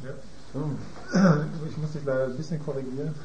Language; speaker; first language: German; native; German